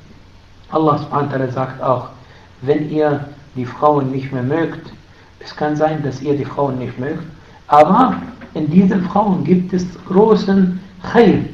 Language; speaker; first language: German; non-native, fluent; Arabic